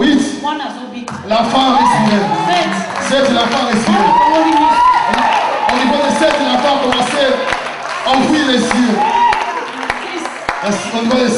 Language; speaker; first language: French; non-native, local second language; Lingala